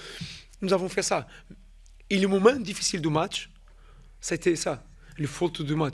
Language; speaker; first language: French; non-native, fluent; Portuguese